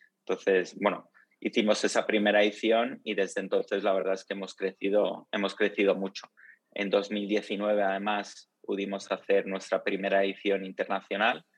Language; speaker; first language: Spanish; early bilingual, other home language; Italian